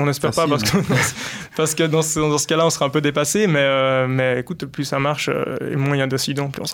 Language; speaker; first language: French; native; French